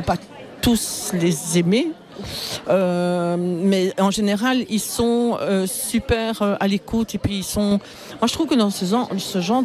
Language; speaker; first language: French; native; French